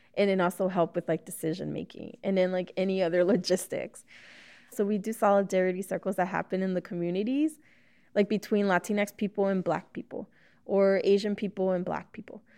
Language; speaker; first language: English; early bilingual, other home language; Spanish